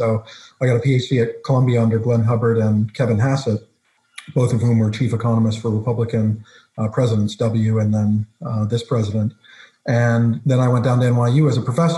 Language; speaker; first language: English; native; English